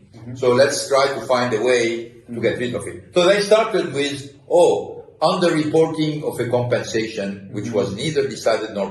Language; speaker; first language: English; non-native, fluent; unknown